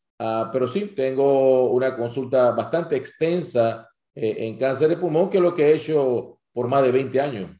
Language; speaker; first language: Spanish; native; Spanish